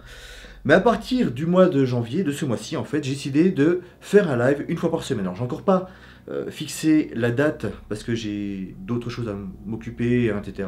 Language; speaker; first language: French; native; French